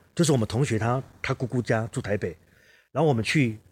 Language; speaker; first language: Chinese; native; Chinese